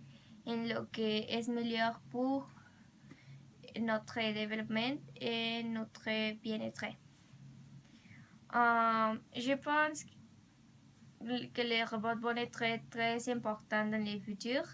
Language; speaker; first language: French; non-native, learner; Spanish